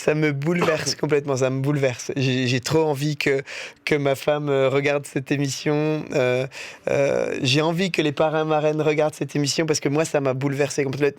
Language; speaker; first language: French; native; French